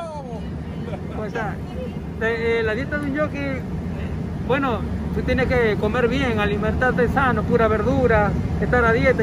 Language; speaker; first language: Spanish; native; Spanish